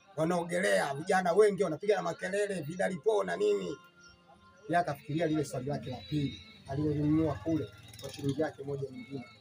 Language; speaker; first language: Swahili; native; Swahili